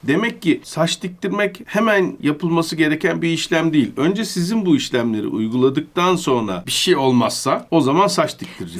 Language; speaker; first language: Turkish; native; Turkish